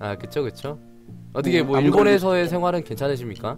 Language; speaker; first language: Korean; native; Korean